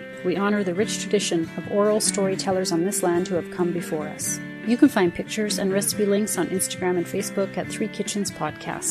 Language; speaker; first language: English; native; English